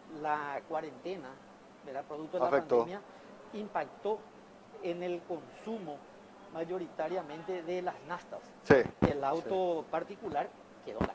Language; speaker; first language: Spanish; native; Spanish